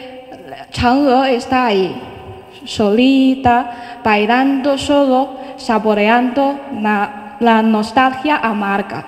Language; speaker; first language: Spanish; non-native, fluent; Chinese